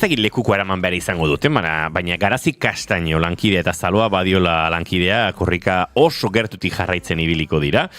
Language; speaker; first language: Basque; native; Basque